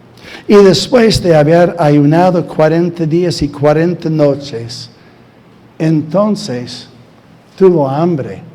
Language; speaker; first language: Spanish; non-native, fluent; English